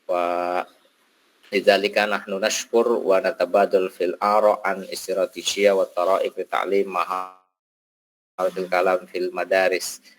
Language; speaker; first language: Arabic; non-native, fluent; Indonesian